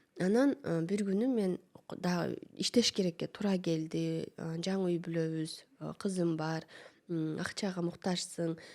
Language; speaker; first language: Kyrgyz; native; Kyrgyz